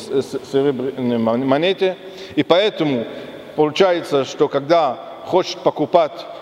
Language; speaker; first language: Russian; non-native, fluent; German